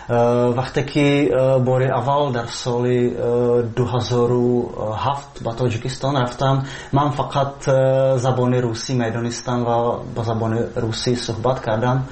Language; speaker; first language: Persian; non-native, learner; Czech